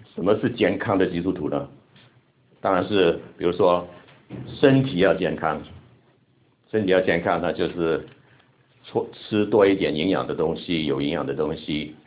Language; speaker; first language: Chinese; non-native, local second language; Cantonese